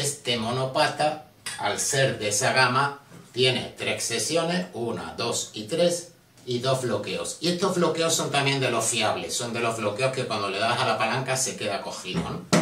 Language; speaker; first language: Spanish; native; Spanish